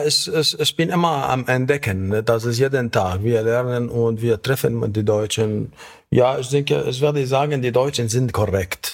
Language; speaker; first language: German; non-native, learner; Arabic